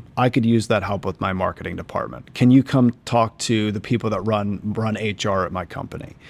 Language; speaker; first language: English; native; English